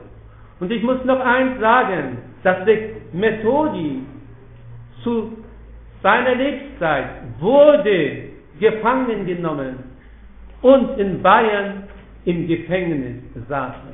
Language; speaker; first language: German; non-native, fluent; Polish